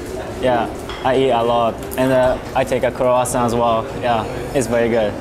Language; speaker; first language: English; non-native, learner; Japanese